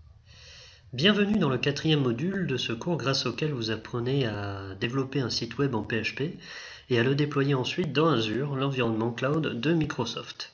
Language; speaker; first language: French; native; French